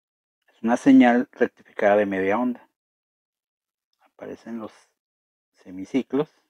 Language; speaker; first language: Spanish; native; Spanish